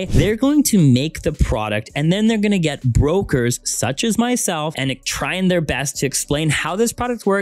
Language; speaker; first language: English; native; English